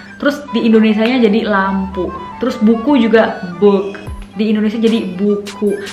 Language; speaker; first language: Indonesian; native; Indonesian